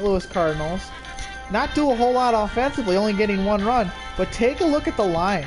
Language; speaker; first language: English; native; English